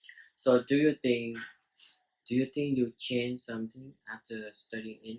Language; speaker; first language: English; non-native, learner; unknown